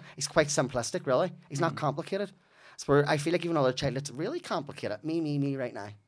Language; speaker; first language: English; native; English